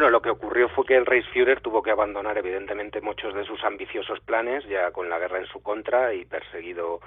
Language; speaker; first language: Spanish; native; Spanish